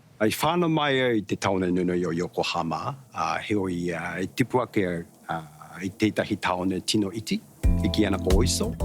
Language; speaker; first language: Māori; non-native, fluent; Japanese